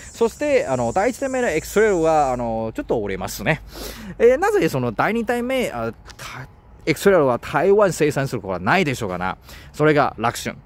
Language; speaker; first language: Japanese; non-native, learner; Chinese